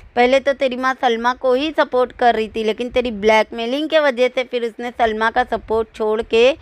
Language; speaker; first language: Hindi; native; Hindi